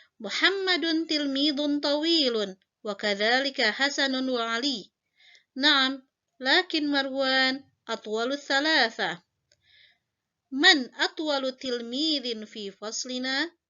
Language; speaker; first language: Arabic; non-native, fluent; Indonesian